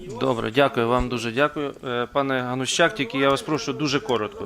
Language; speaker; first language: Ukrainian; native; Ukrainian